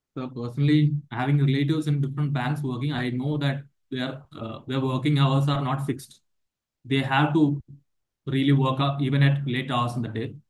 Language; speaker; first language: English; non-native, local second language; Malayalam